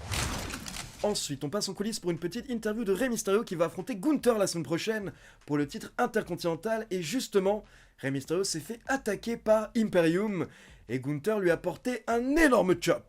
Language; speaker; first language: French; native; French